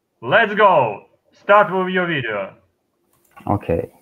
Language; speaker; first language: English; non-native, fluent; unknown